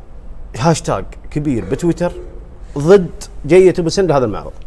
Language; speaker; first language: Arabic; native; Arabic